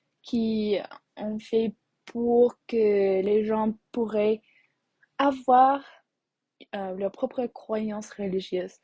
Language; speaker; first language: French; non-native, learner; English